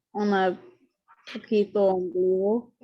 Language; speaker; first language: Spanish; non-native, learner; English